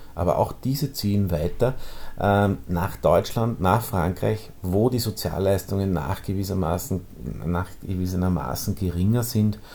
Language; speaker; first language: German; native; German